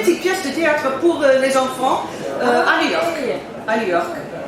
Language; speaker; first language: French; non-native, learner; English